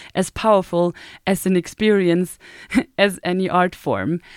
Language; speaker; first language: English; non-native, fluent; German